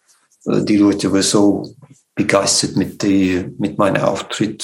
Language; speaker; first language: German; non-native, fluent; English